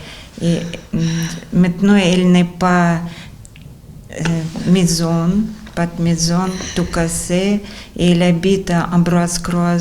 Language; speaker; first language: French; non-native, learner; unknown